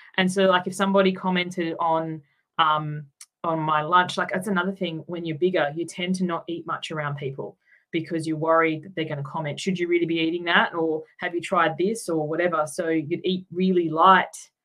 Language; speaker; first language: English; native; English